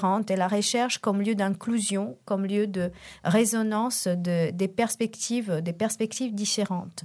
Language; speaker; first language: French; non-native, fluent; Italian